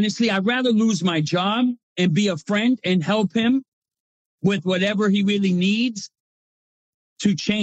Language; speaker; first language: English; native; English